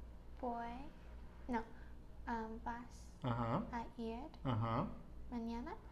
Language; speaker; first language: Spanish; non-native, learner; English